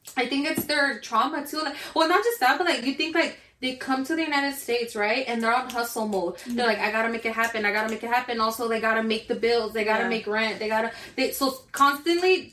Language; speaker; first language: English; early bilingual, other home language; Spanish